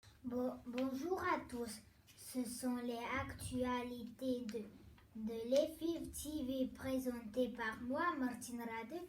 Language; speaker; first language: French; non-native, learner; Bulgarian